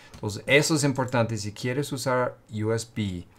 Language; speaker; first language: Spanish; non-native, fluent; English